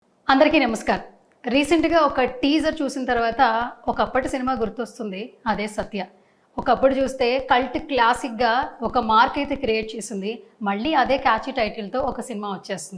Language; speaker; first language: Telugu; native; Telugu